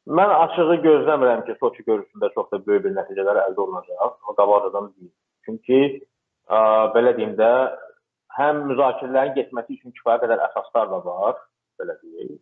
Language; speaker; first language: Azerbaijani; non-native, local second language; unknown